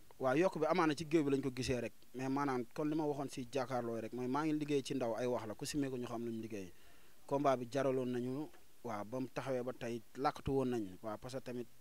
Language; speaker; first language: Wolof; native; Wolof